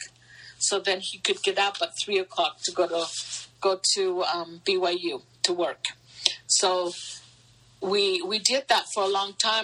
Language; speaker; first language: English; early bilingual, other home language; Spanish